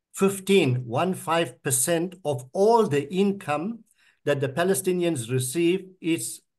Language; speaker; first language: English; native; English